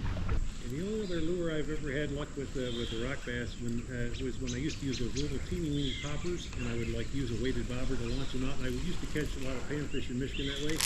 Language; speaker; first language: English; native; English